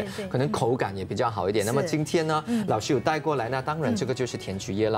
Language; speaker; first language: Chinese; native; Chinese